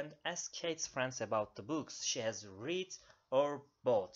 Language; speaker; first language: English; non-native, fluent; Turkish